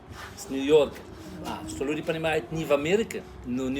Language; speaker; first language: Russian; non-native, learner; Dutch